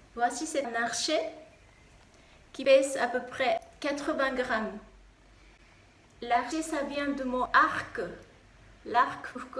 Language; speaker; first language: French; non-native, fluent; Japanese